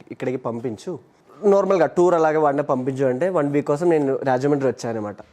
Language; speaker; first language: Telugu; non-native, local second language; Malayalam